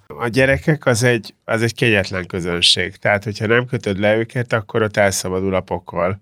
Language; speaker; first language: Hungarian; native; Hungarian